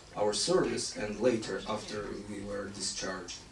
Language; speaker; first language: English; non-native, fluent; Ukrainian